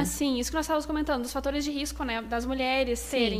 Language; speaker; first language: Portuguese; native; Portuguese